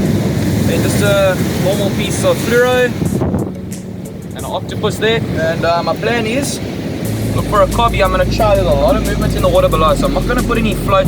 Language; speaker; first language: English; native; English